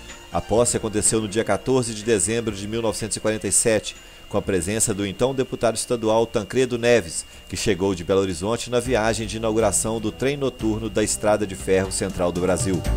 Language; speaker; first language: Portuguese; native; Portuguese